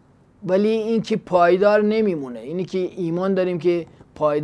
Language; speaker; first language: Persian; native; Persian